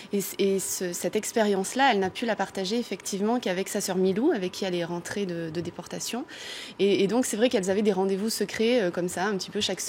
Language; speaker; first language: French; native; French